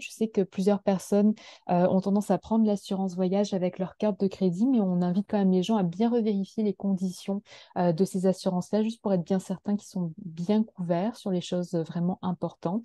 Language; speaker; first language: French; native; French